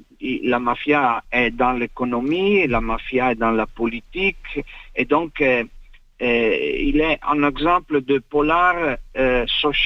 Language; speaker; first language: French; non-native, fluent; Italian